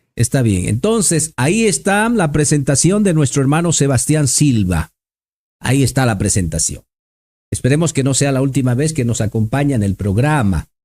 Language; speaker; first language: Spanish; native; Spanish